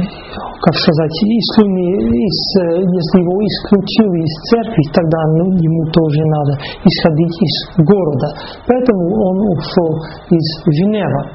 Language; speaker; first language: Russian; non-native, fluent; Dutch